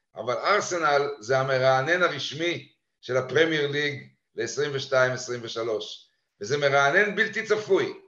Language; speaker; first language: Hebrew; native; Hebrew